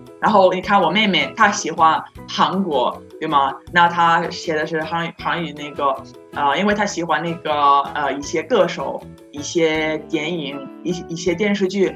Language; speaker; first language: Chinese; non-native, fluent; Italian